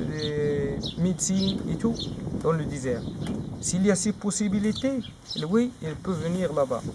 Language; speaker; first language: French; non-native, learner; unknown